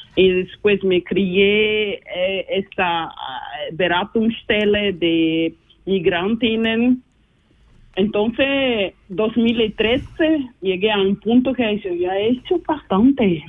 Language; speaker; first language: Spanish; non-native, fluent; Portuguese